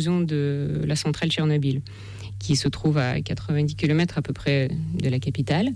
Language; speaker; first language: French; non-native, fluent; Russian